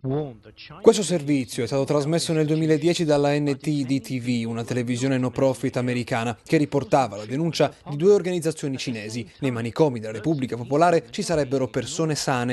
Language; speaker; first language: Italian; native; Italian